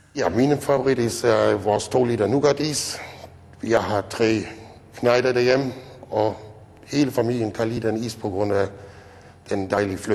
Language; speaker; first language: Danish; non-native, fluent; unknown